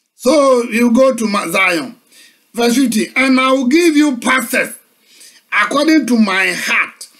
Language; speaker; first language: English; non-native, local second language; Akan